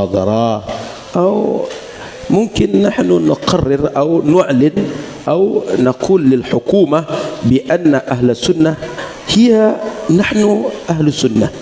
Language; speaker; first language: Arabic; non-native, fluent; Indonesian